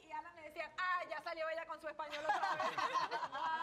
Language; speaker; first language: Spanish; native; Spanish